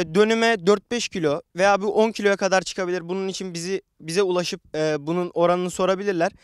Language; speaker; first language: Turkish; native; Turkish